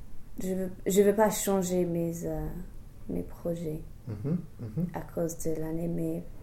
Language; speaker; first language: French; non-native, fluent; English